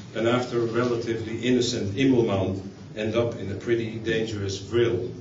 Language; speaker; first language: English; non-native, fluent; Dutch